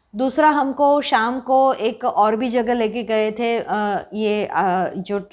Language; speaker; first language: Hindi; non-native, local second language; Gujarati